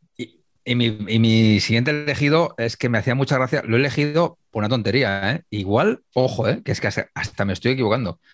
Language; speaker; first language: Spanish; native; Spanish